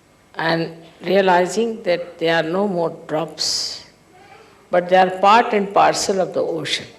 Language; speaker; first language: English; non-native, local second language; Hindi